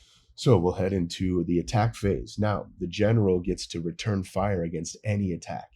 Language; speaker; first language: English; native; English